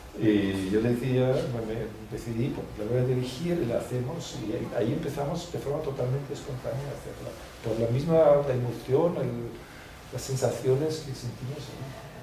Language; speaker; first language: Spanish; non-native, fluent; German